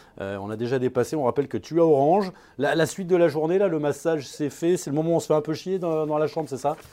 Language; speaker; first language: French; native; French